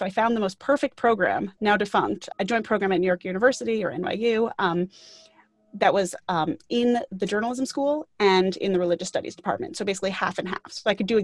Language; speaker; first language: English; native; English